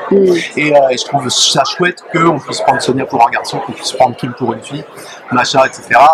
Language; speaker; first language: French; native; French